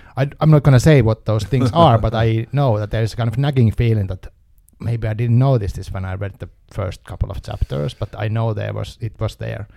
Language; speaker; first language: English; non-native, fluent; Finnish